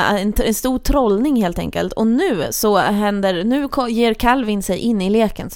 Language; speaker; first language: Swedish; native; Swedish